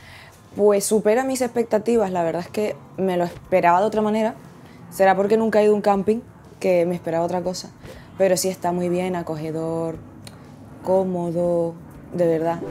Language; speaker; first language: Spanish; native; Spanish